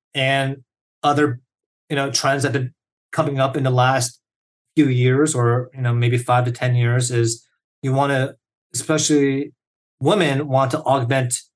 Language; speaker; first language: English; early bilingual, other home language; Korean